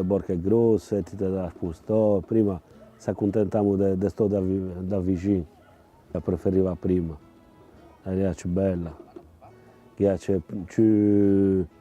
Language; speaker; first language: Italian; non-native, local second language; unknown